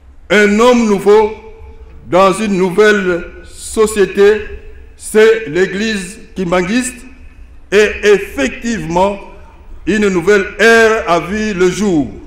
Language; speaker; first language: French; non-native, local second language; Lingala